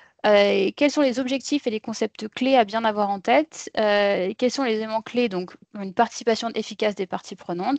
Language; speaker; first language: French; native; French